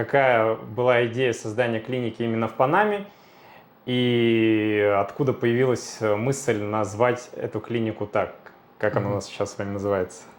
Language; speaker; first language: Russian; native; Russian